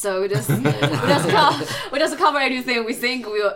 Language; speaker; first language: English; non-native, learner; Chinese